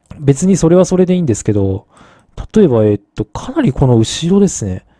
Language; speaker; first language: Japanese; native; Japanese